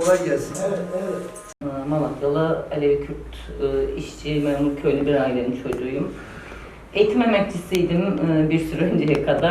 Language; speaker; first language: Turkish; non-native, local second language; Kurdish